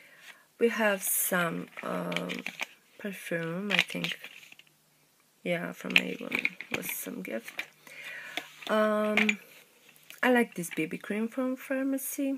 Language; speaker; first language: English; non-native, learner; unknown